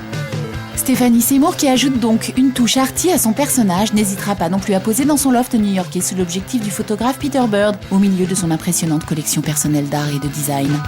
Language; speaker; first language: French; native; French